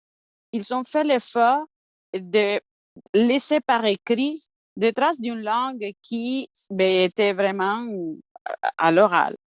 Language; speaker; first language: French; non-native, fluent; Spanish